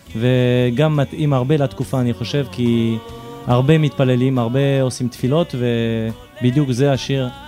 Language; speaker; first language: Hebrew; non-native, fluent; French